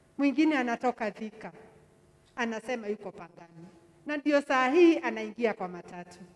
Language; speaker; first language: Swahili; non-native, local second language; Kikuyu